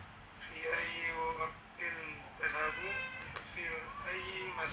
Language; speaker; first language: Arabic; non-native, learner; Indonesian